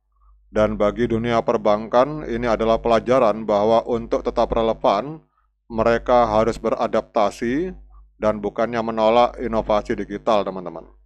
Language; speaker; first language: Indonesian; native; Indonesian